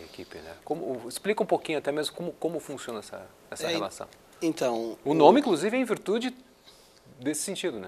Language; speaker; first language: Portuguese; native; Portuguese